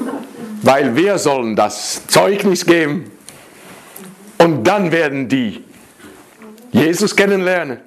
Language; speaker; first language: German; non-native, fluent; Dutch